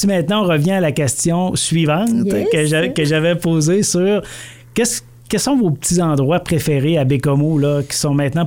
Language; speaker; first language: French; native; French